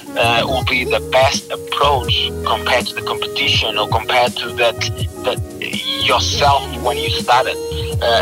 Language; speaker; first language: English; non-native, fluent; Portuguese